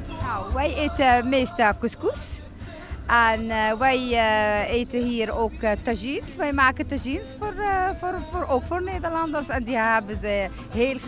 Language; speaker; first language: Dutch; non-native, fluent; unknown